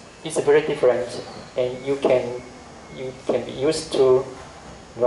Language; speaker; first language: English; non-native, learner; Chinese